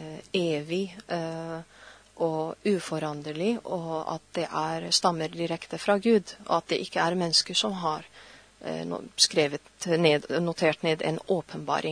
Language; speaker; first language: Norwegian; non-native, fluent; Arabic